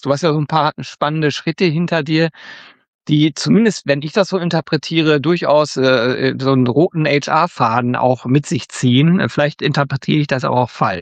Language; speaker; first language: German; native; German